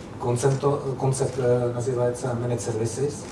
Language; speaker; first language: Russian; non-native, learner; Czech